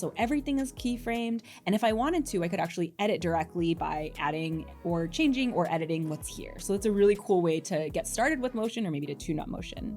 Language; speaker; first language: English; native; English